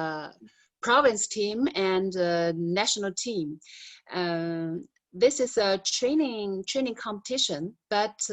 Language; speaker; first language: English; non-native, learner; Chinese